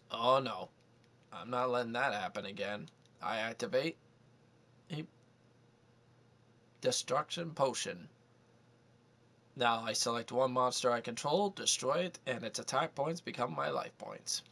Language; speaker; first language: English; native; English